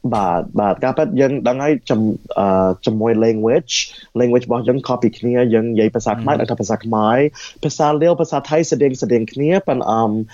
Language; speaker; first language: Khmer; early bilingual, heritage; Khmer